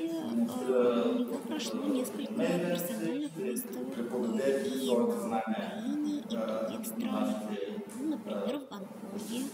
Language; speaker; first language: Russian; native; Russian